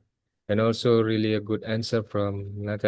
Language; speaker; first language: English; non-native, fluent; Indonesian